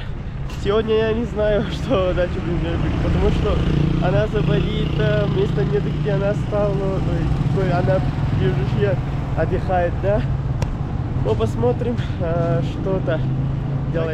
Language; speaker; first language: Russian; non-native, learner; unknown